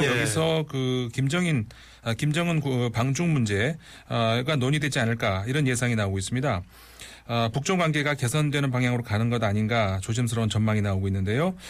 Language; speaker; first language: Korean; native; Korean